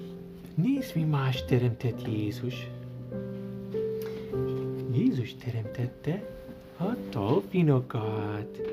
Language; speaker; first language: Hungarian; early bilingual, heritage; Hungarian